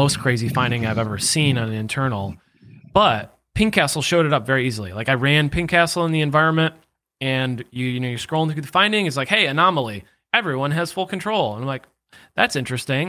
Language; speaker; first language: English; native; English